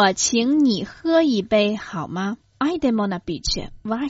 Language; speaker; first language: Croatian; non-native, fluent; Chinese